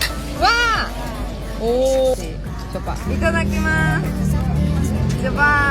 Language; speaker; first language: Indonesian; non-native, learner; Japanese